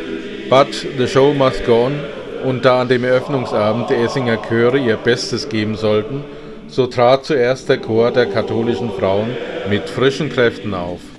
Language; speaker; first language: German; native; German